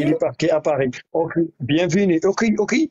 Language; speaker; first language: French; non-native, learner; Arabic